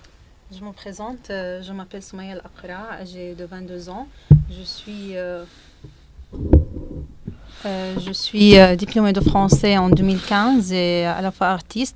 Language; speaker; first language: French; non-native, fluent; Arabic